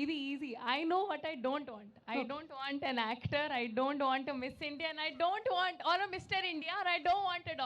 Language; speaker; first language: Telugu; non-native, local second language; Hindi